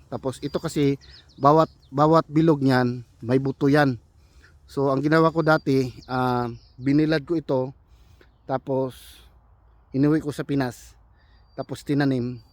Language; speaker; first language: Filipino; non-native, local second language; Cebuano